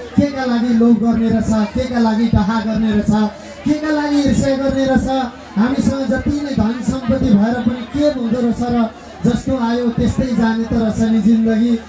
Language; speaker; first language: Nepali; native; Nepali